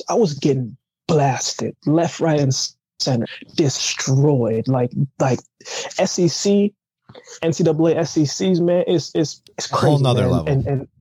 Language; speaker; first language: English; early bilingual, other home language; Jamaican Creole English